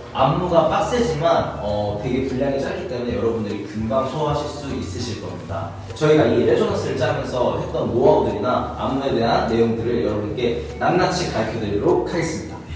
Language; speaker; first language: Korean; native; Korean